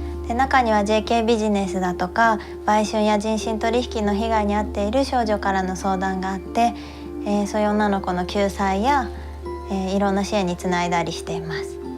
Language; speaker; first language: Japanese; native; Japanese